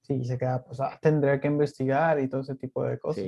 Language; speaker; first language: Spanish; native; Spanish